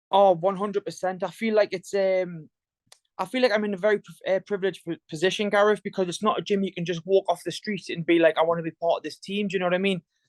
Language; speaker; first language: English; native; English